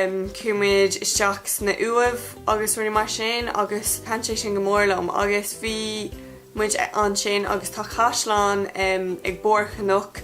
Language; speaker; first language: Irish; non-native, local second language; English